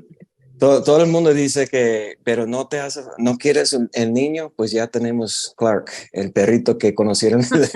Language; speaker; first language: Spanish; non-native, fluent; English